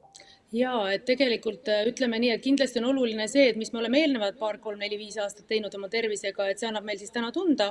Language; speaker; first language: Estonian; native; Estonian